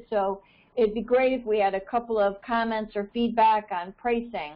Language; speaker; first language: English; native; English